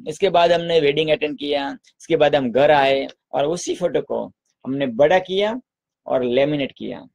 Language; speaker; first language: Hindi; non-native, local second language; Gujarati